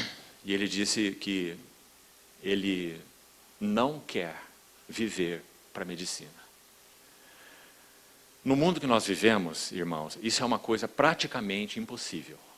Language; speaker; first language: Portuguese; native; Portuguese